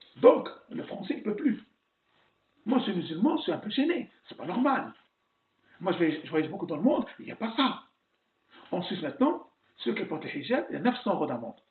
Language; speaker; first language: French; non-native, local second language; Arabic